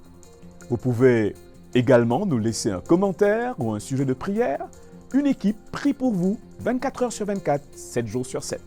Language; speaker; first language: French; native; French